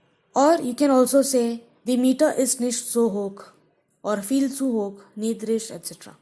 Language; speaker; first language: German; non-native, fluent; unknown